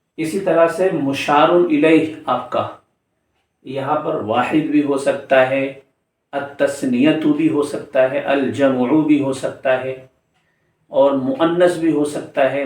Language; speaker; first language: Urdu; native; Urdu